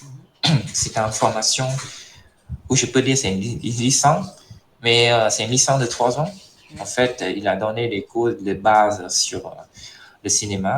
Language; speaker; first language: French; non-native, fluent; Khmer